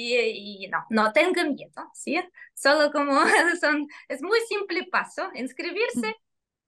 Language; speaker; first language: Spanish; non-native, fluent; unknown